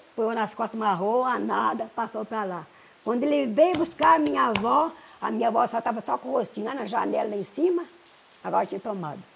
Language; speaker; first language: Portuguese; native; Portuguese